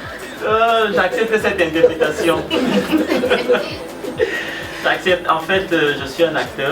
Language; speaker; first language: French; native; French